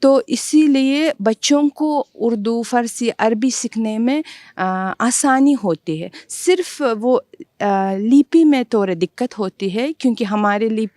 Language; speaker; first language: Hindi; non-native, fluent; Uzbek